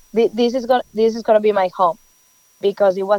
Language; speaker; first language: English; non-native, learner; Spanish